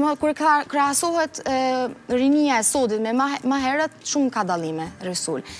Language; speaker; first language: Albanian; early bilingual, heritage; Albanian